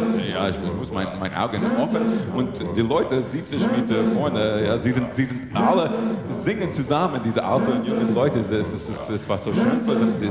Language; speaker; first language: German; non-native, learner; English